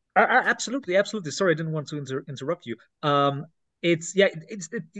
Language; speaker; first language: English; non-native, fluent; German